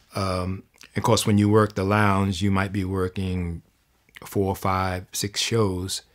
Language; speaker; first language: English; native; English